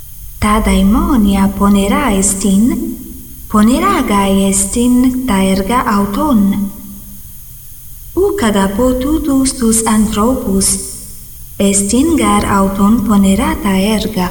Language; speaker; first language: Greek; non-native, fluent; Portuguese